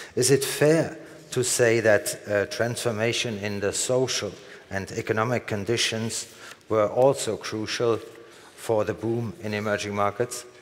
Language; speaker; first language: English; non-native, fluent; German